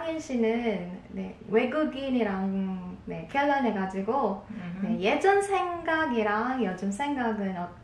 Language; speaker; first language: Korean; non-native, fluent; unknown